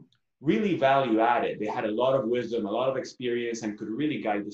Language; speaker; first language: English; non-native, fluent; Spanish